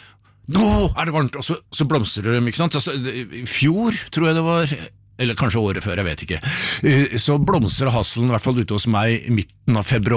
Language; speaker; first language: Norwegian; native; Norwegian